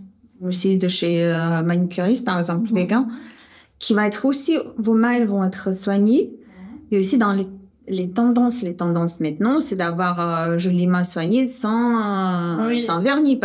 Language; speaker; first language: French; non-native, fluent; Russian